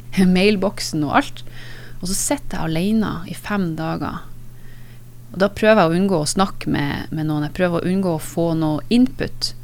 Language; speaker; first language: Norwegian; native; Norwegian